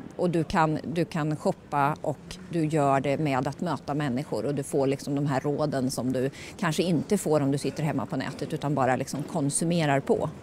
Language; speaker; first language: Swedish; native; Swedish